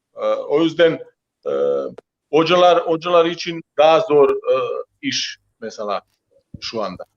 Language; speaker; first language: Turkish; non-native, learner; Croatian